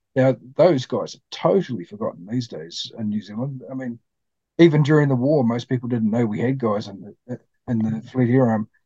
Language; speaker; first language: English; native; English